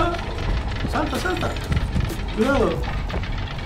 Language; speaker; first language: Spanish; native; Spanish